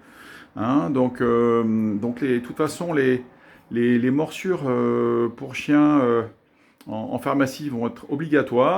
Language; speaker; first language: French; native; French